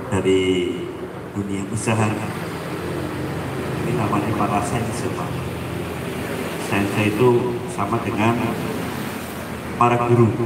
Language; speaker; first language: Indonesian; native; Indonesian